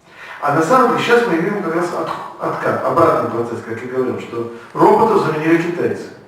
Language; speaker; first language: Russian; native; Russian